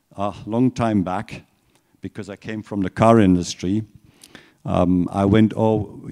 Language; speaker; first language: English; non-native, fluent; German